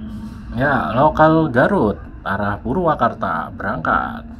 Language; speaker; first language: Indonesian; native; Indonesian